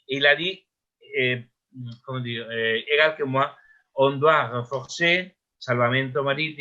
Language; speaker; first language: French; non-native, learner; Spanish